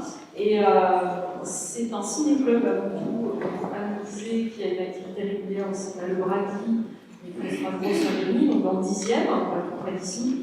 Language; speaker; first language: French; native; French